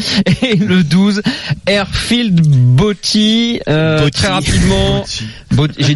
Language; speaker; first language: French; native; French